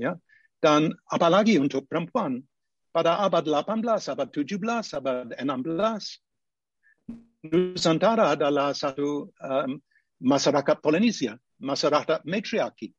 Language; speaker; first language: Indonesian; non-native, fluent; English